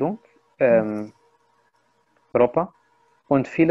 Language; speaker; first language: German; non-native, fluent; Spanish